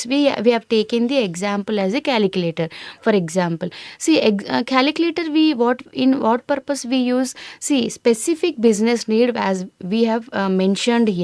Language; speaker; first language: English; non-native, local second language; Telugu